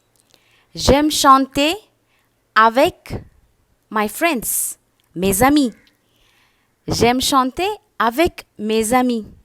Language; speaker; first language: French; non-native, fluent; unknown